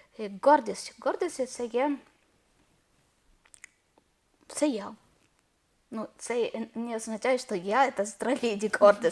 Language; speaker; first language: Ukrainian; non-native, learner; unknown